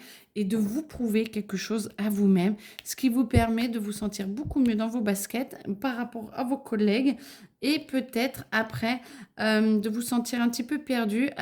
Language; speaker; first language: French; native; French